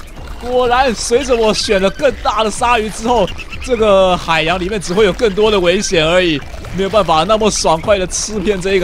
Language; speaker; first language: Chinese; native; Chinese